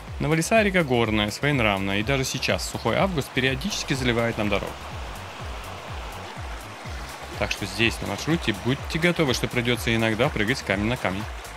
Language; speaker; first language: Russian; native; Russian